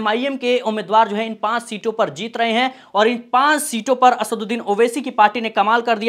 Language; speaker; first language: Hindi; native; Hindi